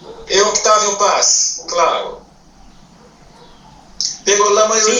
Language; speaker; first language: Spanish; non-native, learner; Portuguese